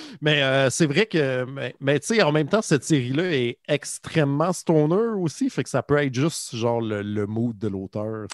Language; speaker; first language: French; native; French